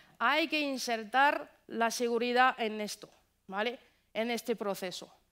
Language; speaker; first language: Spanish; non-native, fluent; French